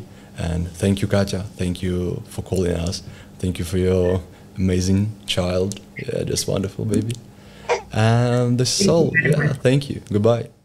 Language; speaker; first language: English; non-native, learner; Ukrainian